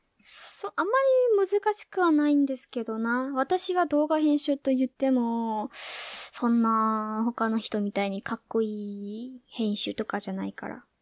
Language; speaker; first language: Japanese; non-native, fluent; Burmese